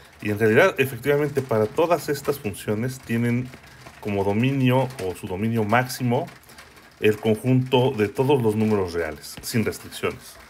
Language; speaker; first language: Spanish; native; Spanish